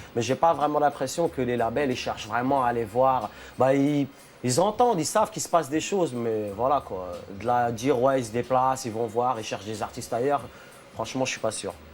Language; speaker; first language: French; early bilingual, other home language; Arabic